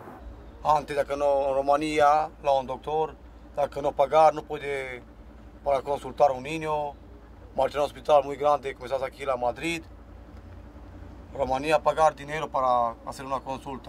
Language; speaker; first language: Spanish; non-native, learner; Romanian